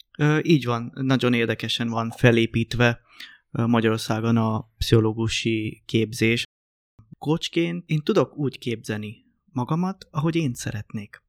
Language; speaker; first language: Hungarian; non-native, fluent; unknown